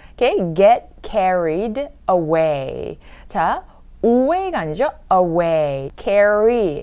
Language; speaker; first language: English; early bilingual, other home language; Korean